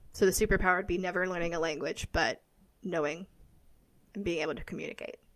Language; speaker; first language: English; native; English